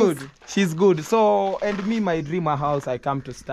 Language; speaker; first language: English; non-native, learner; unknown